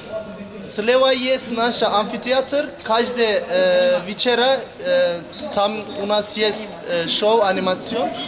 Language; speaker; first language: Russian; non-native, learner; Turkish